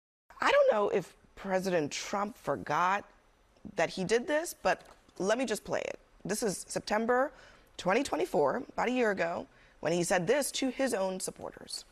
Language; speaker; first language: English; native; English